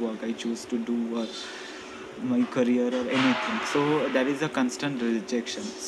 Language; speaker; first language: English; non-native, local second language; Odia